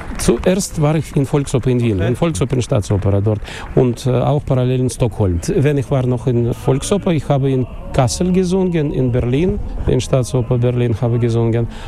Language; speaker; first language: German; non-native, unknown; Russian